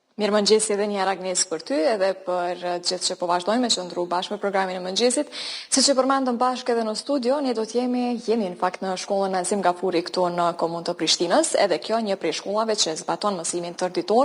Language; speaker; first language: Albanian; native; Albanian